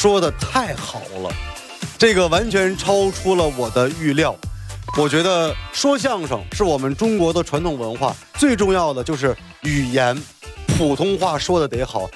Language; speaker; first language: Chinese; native; Chinese